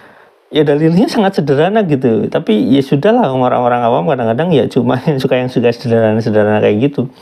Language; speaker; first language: Indonesian; native; Indonesian